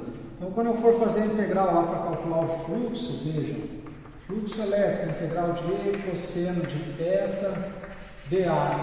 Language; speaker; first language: Portuguese; native; Portuguese